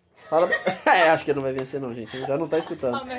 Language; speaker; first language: Portuguese; native; Portuguese